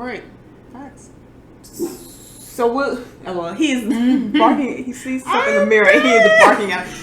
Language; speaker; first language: English; native; English